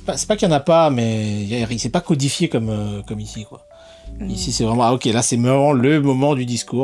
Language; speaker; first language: French; native; French